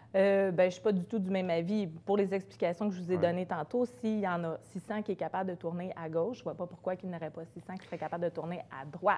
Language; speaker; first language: French; native; French